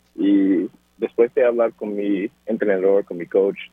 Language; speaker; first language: Spanish; early bilingual, other home language; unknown